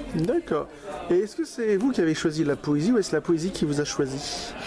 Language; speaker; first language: French; native; French